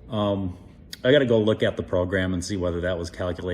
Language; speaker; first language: English; native; English